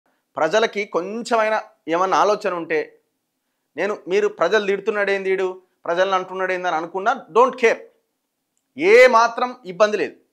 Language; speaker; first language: Telugu; native; Telugu